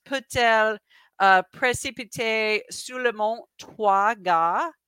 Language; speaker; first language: French; non-native, learner; English